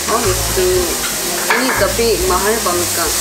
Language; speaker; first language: Indonesian; non-native, learner; Korean